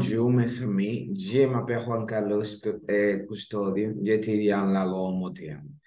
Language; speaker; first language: French; non-native, learner; Spanish